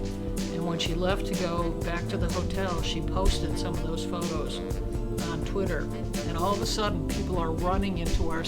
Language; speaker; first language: English; native; English